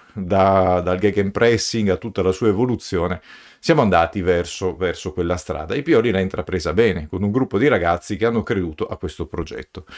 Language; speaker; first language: Italian; native; Italian